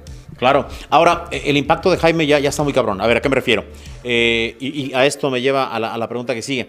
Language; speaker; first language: Spanish; native; Spanish